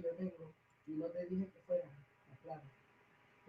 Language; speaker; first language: Spanish; native; Spanish